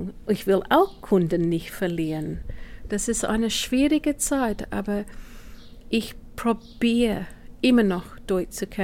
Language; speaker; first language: German; non-native, fluent; English